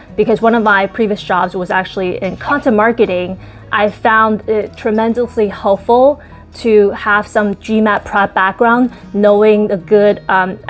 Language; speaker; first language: English; early bilingual, other home language; Chinese